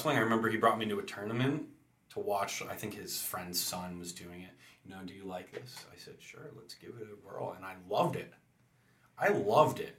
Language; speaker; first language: English; native; English